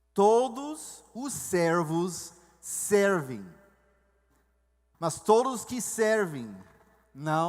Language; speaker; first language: Portuguese; non-native, fluent; English